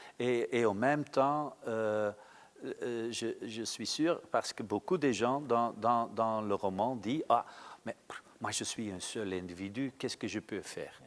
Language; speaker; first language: French; non-native, local second language; Dutch